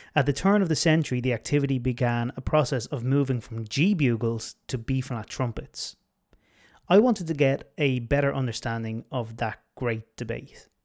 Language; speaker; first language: English; native; English